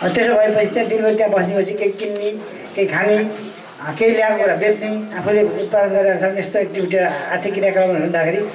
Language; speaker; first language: Nepali; native; Nepali